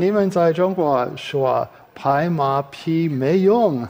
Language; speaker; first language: Chinese; non-native, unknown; English